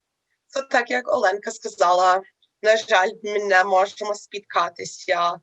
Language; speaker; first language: Ukrainian; early bilingual, heritage; Ukrainian